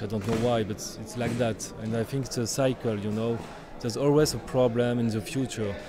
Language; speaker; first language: English; non-native, learner; French